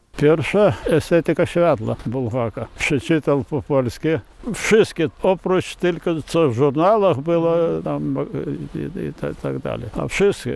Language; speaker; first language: Polish; non-native, learner; Lithuanian